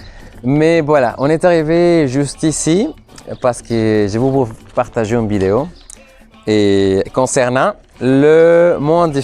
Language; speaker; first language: French; non-native, fluent; Spanish